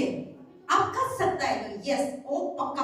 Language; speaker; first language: Hindi; non-native, local second language; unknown